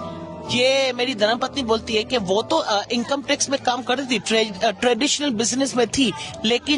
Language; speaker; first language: Hindi; native; Hindi